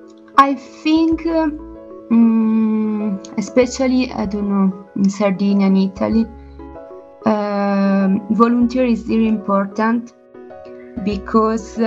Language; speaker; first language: English; non-native, learner; Italian